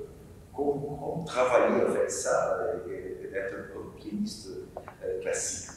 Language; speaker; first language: French; non-native, learner; Portuguese